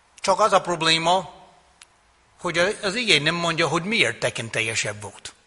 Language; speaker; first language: Hungarian; non-native, fluent; English